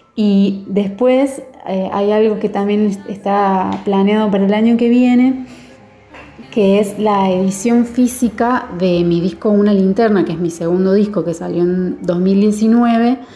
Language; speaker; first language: Spanish; native; Spanish